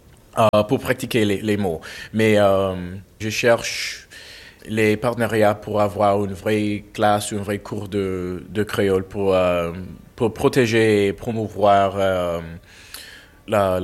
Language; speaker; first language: French; non-native, fluent; English